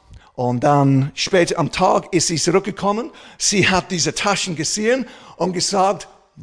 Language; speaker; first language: German; non-native, fluent; English